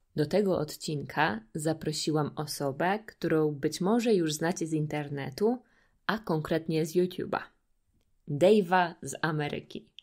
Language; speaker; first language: Polish; native; Polish